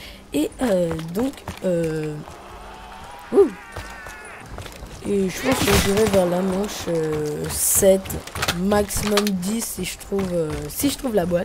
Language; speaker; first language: French; native; French